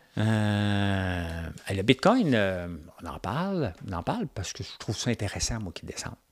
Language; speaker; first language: French; native; French